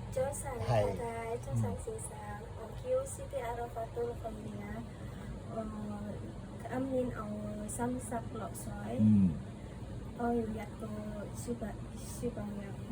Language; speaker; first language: Cantonese; non-native, learner; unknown